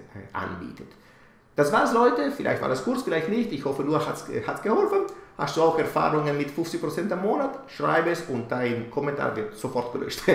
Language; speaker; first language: German; non-native, fluent; Italian